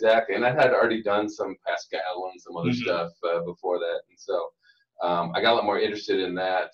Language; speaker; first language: English; native; English